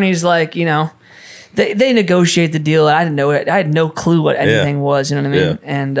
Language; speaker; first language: English; native; English